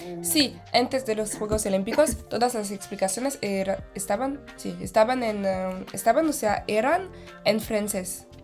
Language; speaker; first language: Spanish; non-native, learner; French